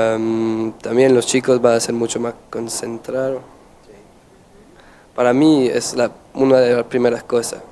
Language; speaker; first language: Spanish; non-native, learner; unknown